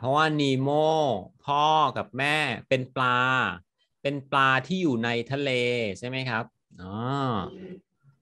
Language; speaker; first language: Thai; native; Thai